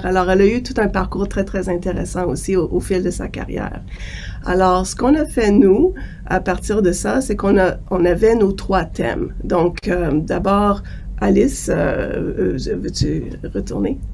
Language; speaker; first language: French; native; French